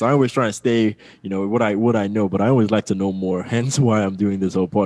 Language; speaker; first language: English; non-native, local second language; Yoruba